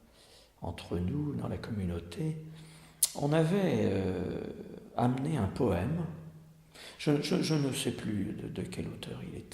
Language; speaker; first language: French; native; French